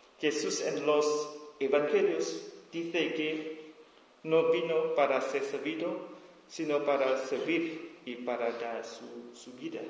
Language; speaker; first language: Spanish; non-native, learner; S'gaw Karen